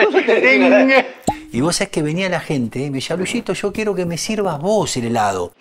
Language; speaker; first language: Spanish; native; Spanish